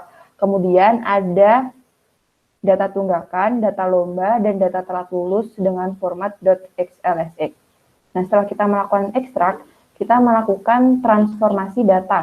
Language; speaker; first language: Indonesian; native; Indonesian